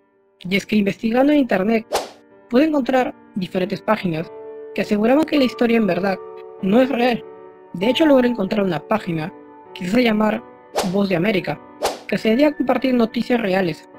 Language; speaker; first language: Spanish; native; Spanish